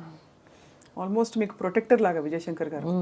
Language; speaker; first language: Telugu; native; Telugu